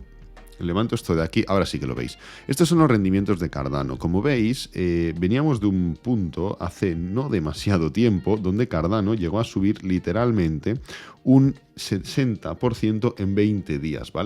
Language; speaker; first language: Spanish; native; Spanish